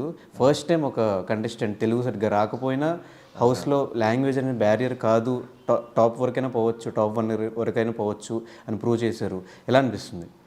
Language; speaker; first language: Telugu; native; Telugu